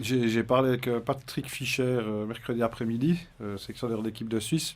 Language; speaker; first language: French; native; French